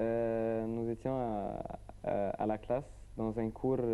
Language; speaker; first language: French; non-native, learner; Arabic